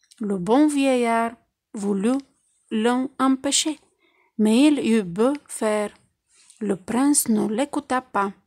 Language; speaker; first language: French; non-native, fluent; Bulgarian